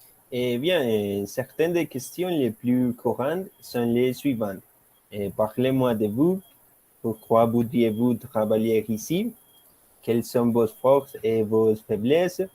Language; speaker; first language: French; non-native, learner; Spanish